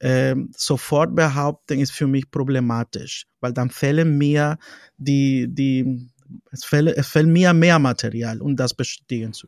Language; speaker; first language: German; non-native, fluent; Spanish